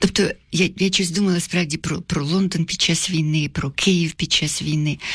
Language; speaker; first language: Ukrainian; native; Ukrainian